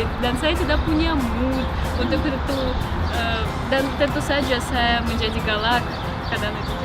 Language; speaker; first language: Indonesian; non-native, learner; Russian